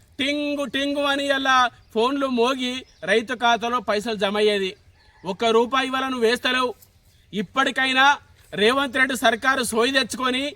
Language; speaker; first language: Telugu; native; Telugu